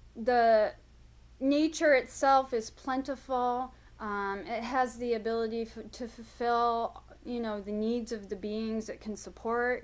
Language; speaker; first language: English; native; English